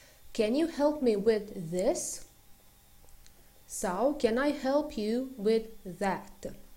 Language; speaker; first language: English; non-native, fluent; Romanian